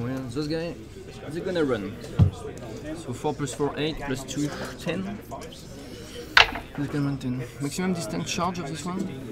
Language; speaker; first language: English; non-native, learner; French